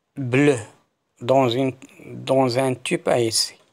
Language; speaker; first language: French; non-native, local second language; Arabic